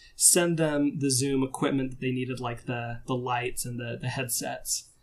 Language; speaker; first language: English; native; English